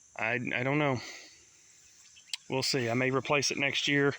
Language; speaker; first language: English; native; English